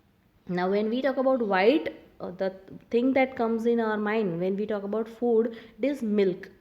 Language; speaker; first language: English; non-native, local second language; Hindi